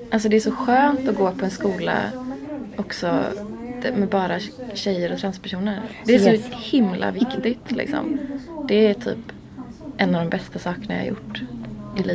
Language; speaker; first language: Swedish; native; Swedish